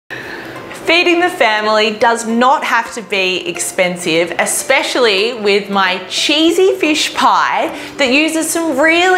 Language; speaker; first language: English; native; English